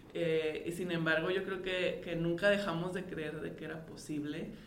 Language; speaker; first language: Spanish; native; Spanish